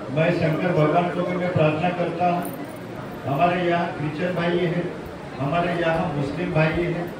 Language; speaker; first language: Hindi; non-native, local second language; Marathi